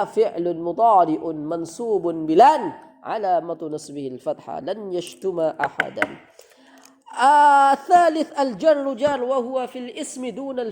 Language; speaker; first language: Arabic; non-native, fluent; Indonesian